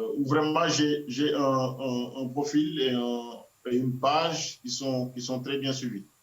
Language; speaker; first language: French; non-native, local second language; Wolof